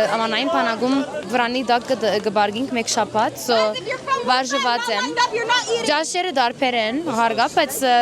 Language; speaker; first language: Armenian; early bilingual, heritage; Armenian